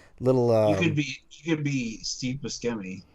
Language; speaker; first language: English; native; English